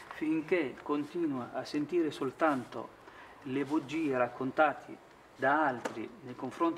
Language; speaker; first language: Italian; non-native, fluent; Arabic